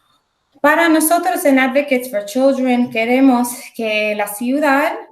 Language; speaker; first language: Spanish; early bilingual, heritage; English